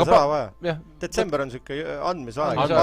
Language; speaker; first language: Estonian; native; Estonian